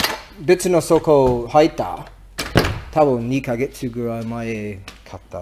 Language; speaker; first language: Japanese; non-native, learner; English